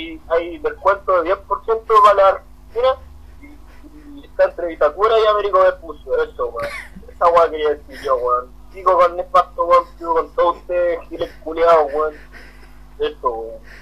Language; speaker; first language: Spanish; native; Spanish